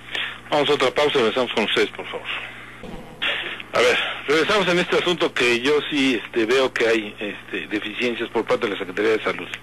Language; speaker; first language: Spanish; native; Spanish